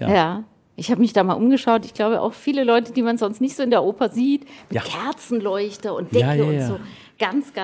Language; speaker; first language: German; native; German